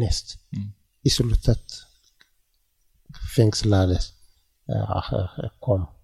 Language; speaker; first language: Swedish; non-native, learner; Tigrinya